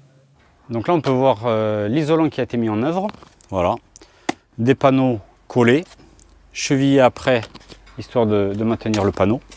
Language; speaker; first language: French; native; French